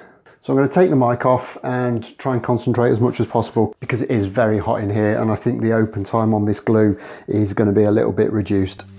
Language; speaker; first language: English; native; English